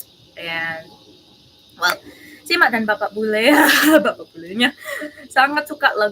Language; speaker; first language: Indonesian; early bilingual, heritage; English